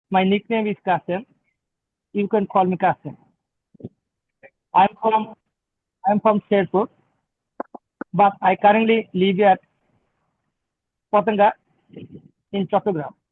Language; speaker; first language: English; non-native, local second language; Bangla